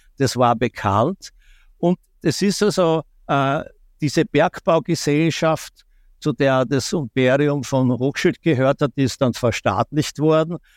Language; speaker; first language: German; native; German